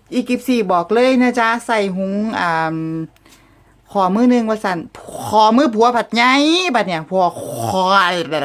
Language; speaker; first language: Thai; native; Thai